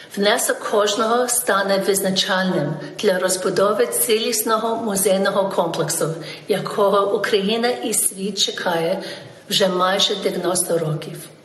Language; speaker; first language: Ukrainian; early bilingual, heritage; Ukrainian